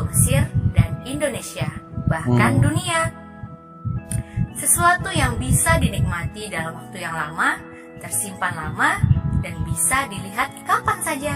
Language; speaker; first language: Indonesian; native; Indonesian